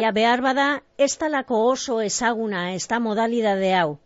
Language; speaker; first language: Basque; native; Basque